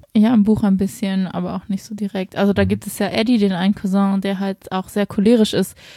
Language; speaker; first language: German; early bilingual, other home language; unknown